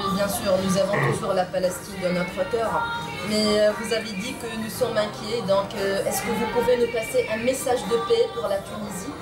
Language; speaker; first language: French; non-native, local second language; Arabic